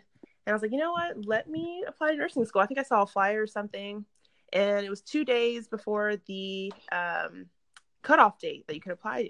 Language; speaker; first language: English; native; English